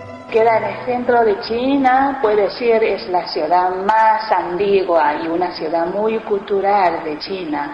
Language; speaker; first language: Spanish; non-native, fluent; Chinese